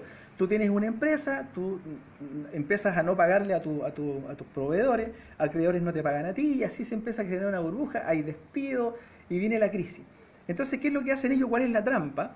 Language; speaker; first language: Spanish; native; Spanish